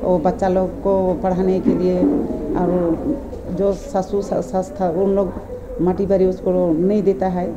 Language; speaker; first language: Hindi; non-native, local second language; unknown